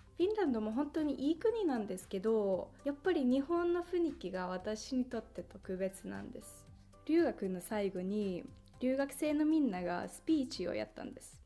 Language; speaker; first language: Japanese; non-native, fluent; Finnish